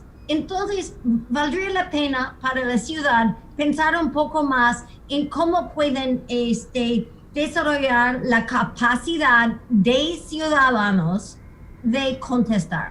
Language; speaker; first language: Spanish; non-native, fluent; English